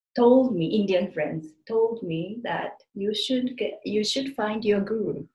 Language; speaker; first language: English; non-native, fluent; Japanese